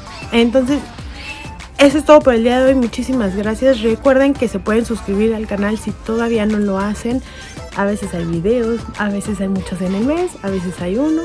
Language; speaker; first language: Spanish; native; Spanish